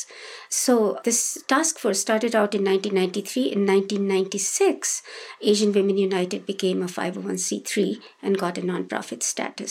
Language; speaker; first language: English; non-native, local second language; Hindi